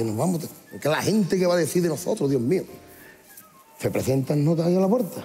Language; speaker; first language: Spanish; native; Spanish